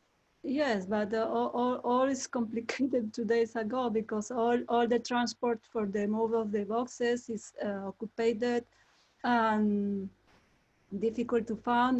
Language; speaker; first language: English; non-native, learner; Spanish